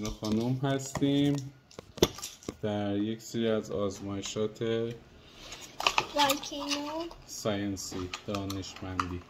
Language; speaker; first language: Persian; native; Persian